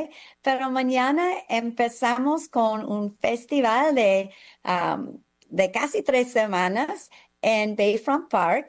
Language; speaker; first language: Spanish; non-native, fluent; English